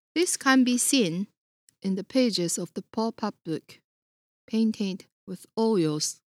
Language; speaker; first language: English; non-native, fluent; Chinese